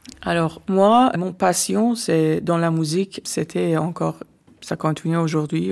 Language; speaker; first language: French; non-native, learner; Persian